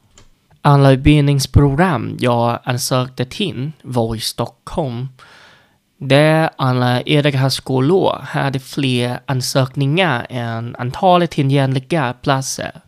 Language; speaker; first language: Swedish; non-native, fluent; Vietnamese